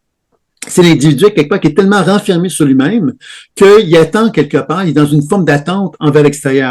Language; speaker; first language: French; native; French